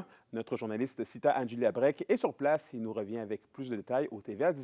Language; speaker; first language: French; native; French